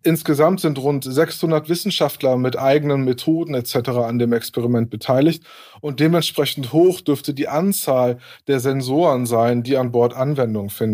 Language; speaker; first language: German; native; German